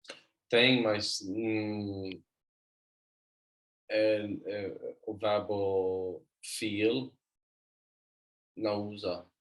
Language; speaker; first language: Portuguese; non-native, learner; Swedish